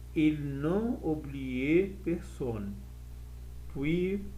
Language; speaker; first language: French; non-native, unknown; Portuguese